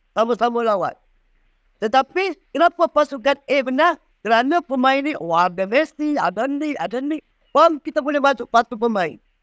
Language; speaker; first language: Malay; native; Malay